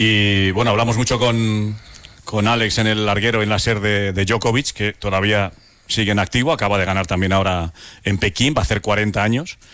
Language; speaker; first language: Spanish; native; Spanish